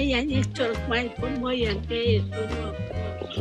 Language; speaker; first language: Polish; non-native, learner; Ukrainian